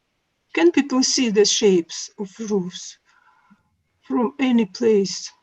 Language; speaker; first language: English; non-native, learner; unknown